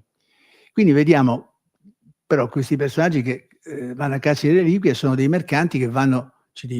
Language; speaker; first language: Italian; native; Italian